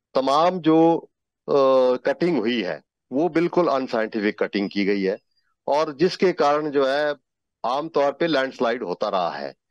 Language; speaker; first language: Hindi; native; Hindi